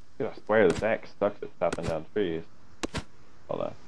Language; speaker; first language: English; native; English